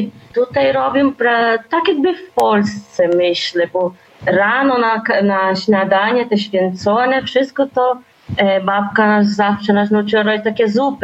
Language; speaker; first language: Polish; early bilingual, heritage; Polish